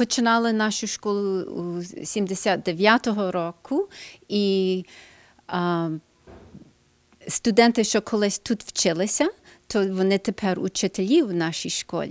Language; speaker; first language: Ukrainian; early bilingual, heritage; Ukrainian